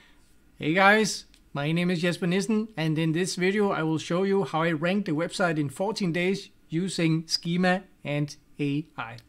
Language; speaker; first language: English; non-native, fluent; Danish